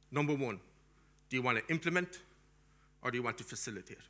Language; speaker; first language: English; native; English